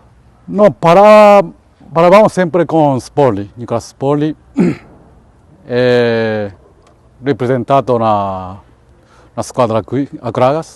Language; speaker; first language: Italian; non-native, learner; Japanese